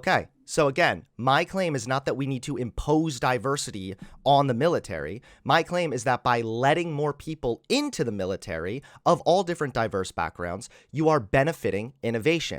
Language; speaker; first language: English; native; English